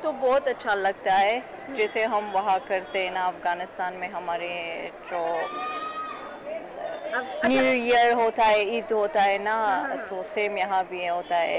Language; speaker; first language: Hindi; non-native, learner; Persian